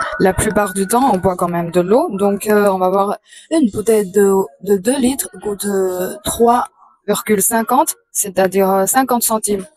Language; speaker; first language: French; non-native, fluent; Chinese